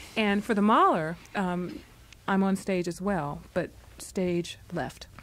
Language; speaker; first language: English; native; English